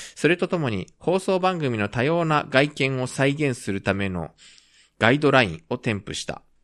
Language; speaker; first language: Japanese; native; Japanese